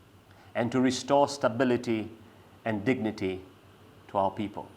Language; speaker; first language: English; non-native, local second language; Seselwa Creole French